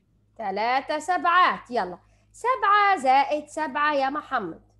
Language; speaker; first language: Arabic; native; Arabic